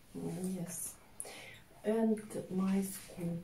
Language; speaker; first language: English; non-native, learner; Russian